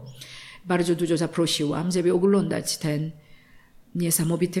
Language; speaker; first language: Polish; non-native, learner; Korean